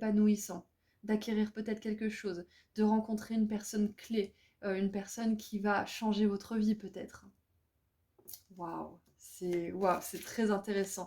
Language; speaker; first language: French; native; French